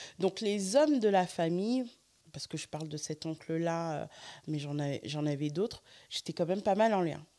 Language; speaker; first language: French; early bilingual, other home language; Fula